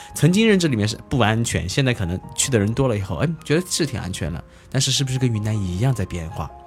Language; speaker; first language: Chinese; native; Chinese